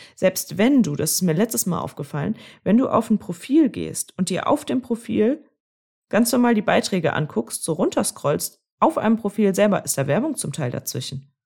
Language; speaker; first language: German; native; German